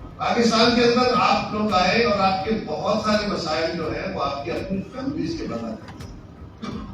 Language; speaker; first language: Urdu; non-native, local second language; Punjabi